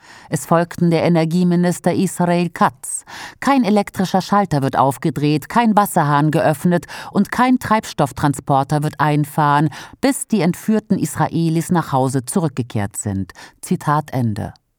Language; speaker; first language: German; native; German